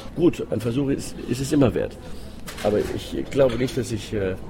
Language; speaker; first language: German; non-native, fluent; Greek